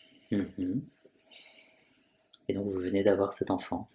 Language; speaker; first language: French; native; French